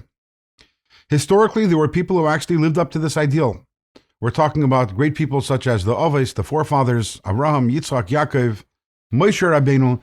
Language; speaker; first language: English; native; English